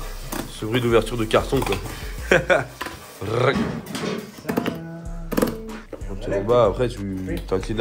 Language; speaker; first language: French; native; French